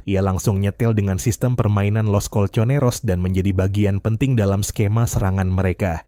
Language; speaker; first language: Indonesian; native; Indonesian